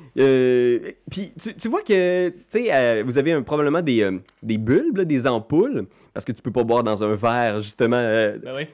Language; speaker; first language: French; native; French